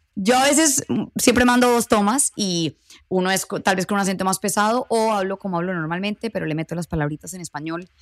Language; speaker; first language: Spanish; native; Spanish